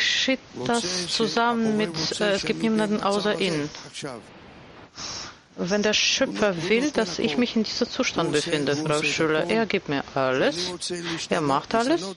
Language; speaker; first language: German; non-native, fluent; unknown